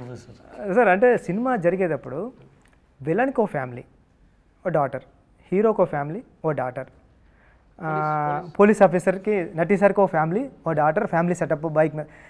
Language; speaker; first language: Telugu; native; Telugu